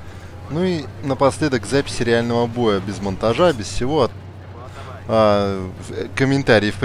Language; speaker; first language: Russian; native; Russian